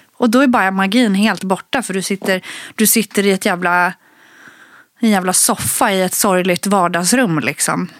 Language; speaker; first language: Swedish; early bilingual, other home language; Spanish